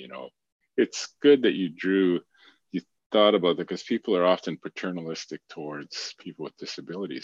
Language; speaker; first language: English; native; English